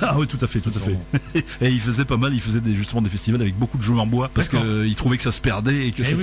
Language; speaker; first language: French; native; French